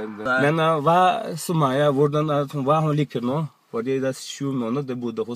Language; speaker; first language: Norwegian; non-native, learner; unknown